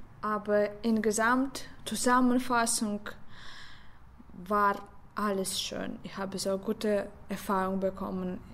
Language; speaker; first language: German; non-native, learner; Russian